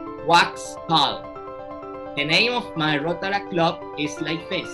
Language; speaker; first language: English; non-native, fluent; Spanish